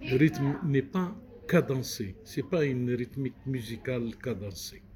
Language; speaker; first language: French; non-native, local second language; Arabic